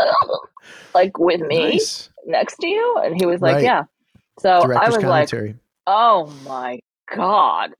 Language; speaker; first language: English; early bilingual, other home language; Chinese